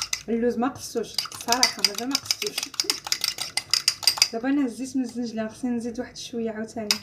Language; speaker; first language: Arabic; native; Arabic